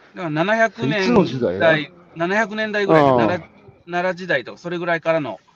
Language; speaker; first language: Japanese; native; Japanese